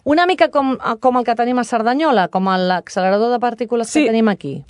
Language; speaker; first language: Catalan; native; Catalan